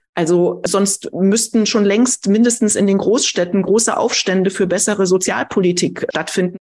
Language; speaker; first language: German; native; German